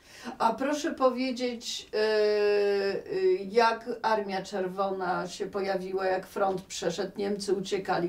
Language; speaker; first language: Polish; native; Polish